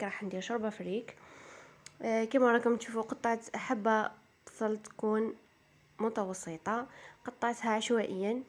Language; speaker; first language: Arabic; native; Arabic